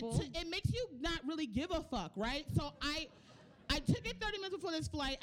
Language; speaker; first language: English; native; English